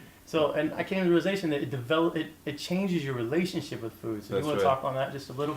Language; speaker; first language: English; native; English